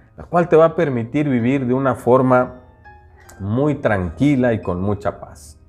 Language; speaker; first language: Spanish; non-native, local second language; Nahuatl languages